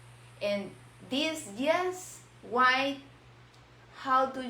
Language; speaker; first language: English; non-native, learner; Spanish